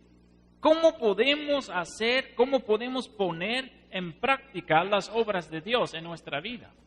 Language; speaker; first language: Spanish; non-native, fluent; Dutch